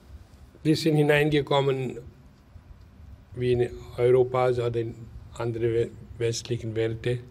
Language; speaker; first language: German; non-native, learner; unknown